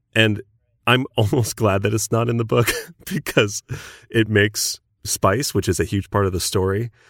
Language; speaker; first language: English; native; English